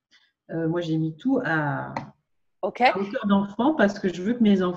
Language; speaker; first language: French; native; French